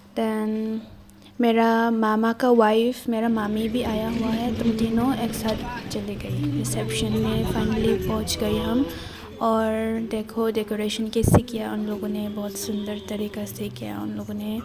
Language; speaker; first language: Hindi; non-native, local second language; Kok Borok